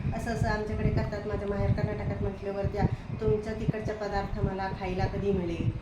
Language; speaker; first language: Marathi; non-native, local second language; Kannada